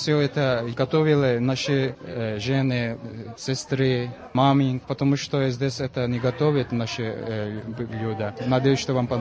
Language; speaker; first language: Russian; non-native, fluent; Azerbaijani